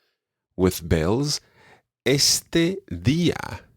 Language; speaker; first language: Spanish; non-native, fluent; English